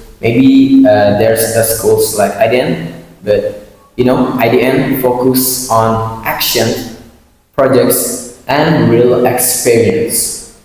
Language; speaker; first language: English; non-native, learner; Indonesian